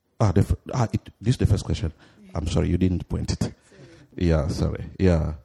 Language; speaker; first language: English; non-native, fluent; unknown